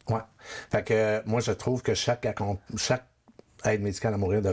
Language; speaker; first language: French; native; French